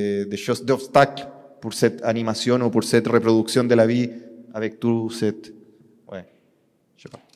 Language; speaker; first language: French; non-native, learner; Spanish